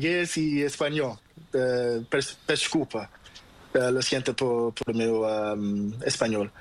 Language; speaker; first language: Spanish; non-native, learner; Portuguese